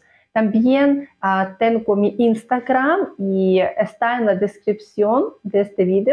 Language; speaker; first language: Spanish; non-native, fluent; Russian